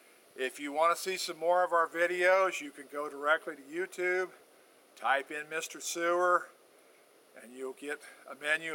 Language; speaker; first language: English; native; English